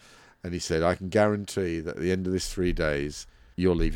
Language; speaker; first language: English; native; English